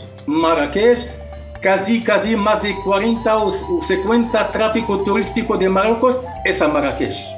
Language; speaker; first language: Spanish; non-native, fluent; Arabic